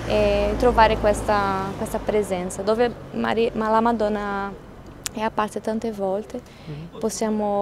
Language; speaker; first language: Italian; non-native, fluent; Portuguese